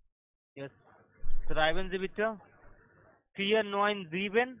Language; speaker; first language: German; non-native, learner; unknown